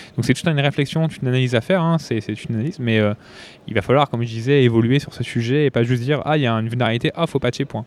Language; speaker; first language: French; native; French